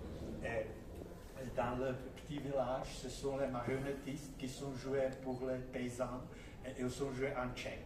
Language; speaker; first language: French; non-native, fluent; Czech